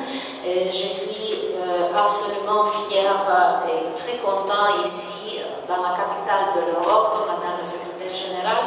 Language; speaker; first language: French; non-native, learner; Romanian